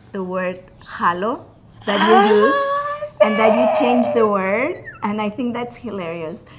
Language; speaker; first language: English; non-native, fluent; Catalan